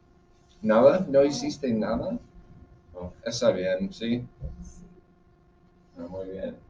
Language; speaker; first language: Spanish; non-native, fluent; English